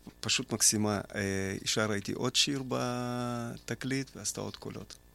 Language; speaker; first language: Hebrew; early bilingual, other home language; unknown